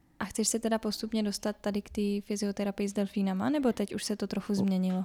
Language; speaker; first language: Czech; native; Czech